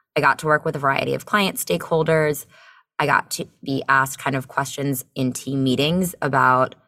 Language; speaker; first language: English; native; English